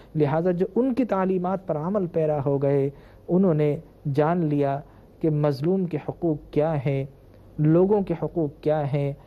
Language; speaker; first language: Urdu; native; Urdu